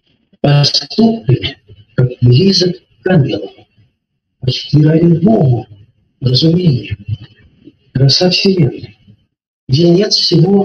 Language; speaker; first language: Russian; native; Russian